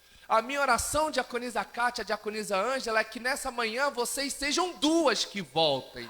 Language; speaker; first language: Portuguese; native; Portuguese